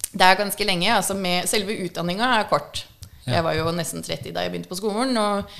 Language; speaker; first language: Norwegian; early bilingual, other home language; English